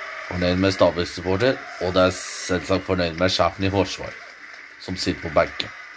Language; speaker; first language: Norwegian; native; Norwegian